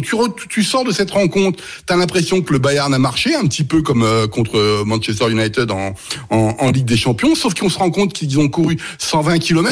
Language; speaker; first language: French; native; French